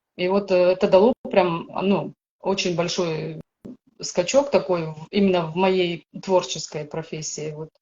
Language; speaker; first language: Russian; native; Russian